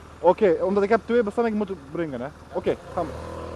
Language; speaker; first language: Dutch; non-native, learner; Turkish